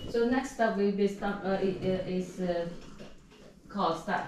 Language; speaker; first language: English; non-native, learner; Swedish